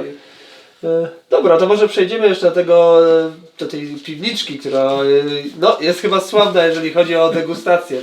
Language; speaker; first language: Polish; native; Polish